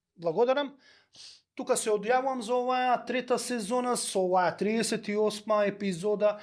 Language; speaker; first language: Macedonian; native; Macedonian